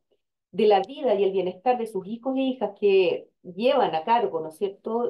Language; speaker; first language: Spanish; native; Spanish